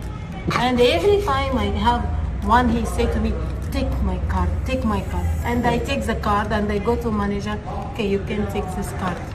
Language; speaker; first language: English; non-native, learner; Arabic